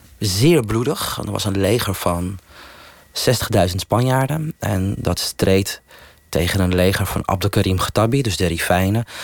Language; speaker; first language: Dutch; early bilingual, other home language; Riffian